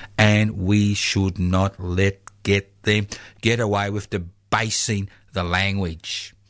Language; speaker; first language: English; early bilingual, other home language; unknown